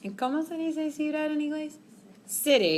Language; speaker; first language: Spanish; non-native, fluent; English